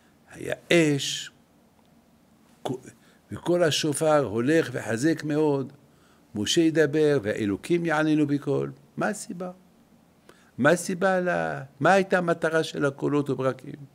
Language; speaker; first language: Hebrew; non-native, fluent; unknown